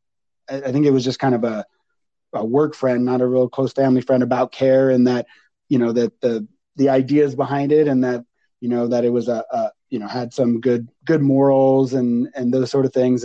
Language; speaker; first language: English; native; English